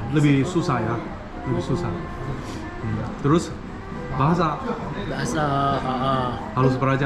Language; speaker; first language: Indonesian; non-native, learner; Chinese